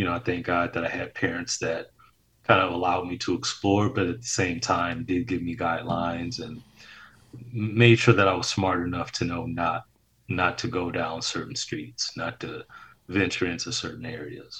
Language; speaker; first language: English; native; English